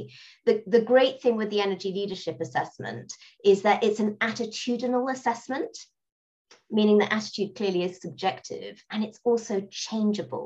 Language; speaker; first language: English; native; English